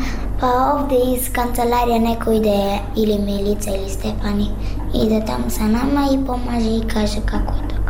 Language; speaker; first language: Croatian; non-native, learner; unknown